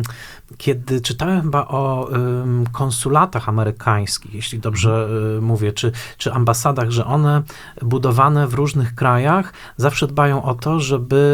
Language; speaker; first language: Polish; native; Polish